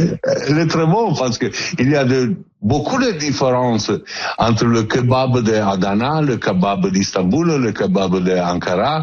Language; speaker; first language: French; non-native, learner; Italian